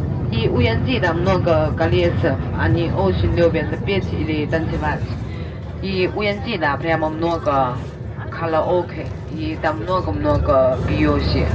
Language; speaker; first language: Russian; non-native, learner; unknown